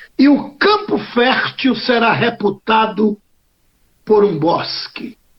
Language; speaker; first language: Portuguese; native; Portuguese